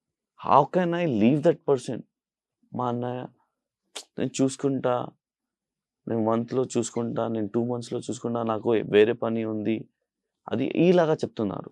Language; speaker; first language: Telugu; non-native, local second language; Urdu